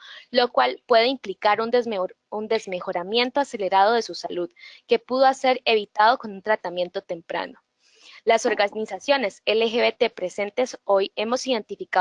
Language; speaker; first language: Spanish; native; Spanish